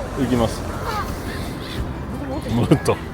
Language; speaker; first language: Japanese; non-native, fluent; French